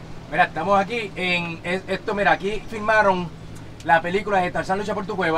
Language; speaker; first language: Spanish; native; Spanish